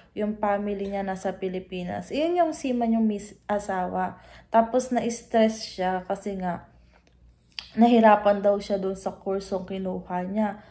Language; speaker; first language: Filipino; native; Filipino